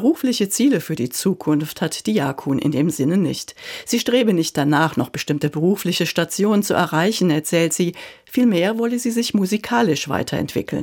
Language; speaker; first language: German; native; German